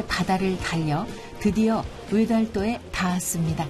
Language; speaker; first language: Korean; native; Korean